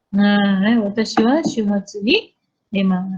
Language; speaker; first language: Japanese; non-native, fluent; Malay